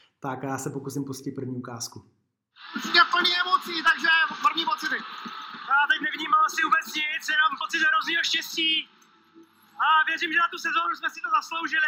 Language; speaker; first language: Czech; native; Czech